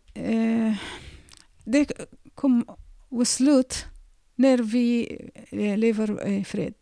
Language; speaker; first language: Swedish; non-native, fluent; Arabic